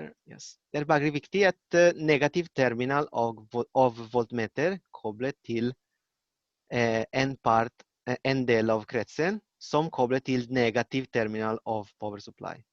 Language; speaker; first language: Norwegian; non-native, learner; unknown